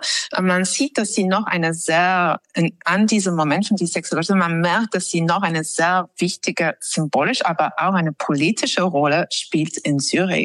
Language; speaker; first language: German; non-native, fluent; English